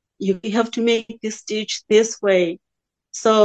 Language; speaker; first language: English; non-native, local second language; Xhosa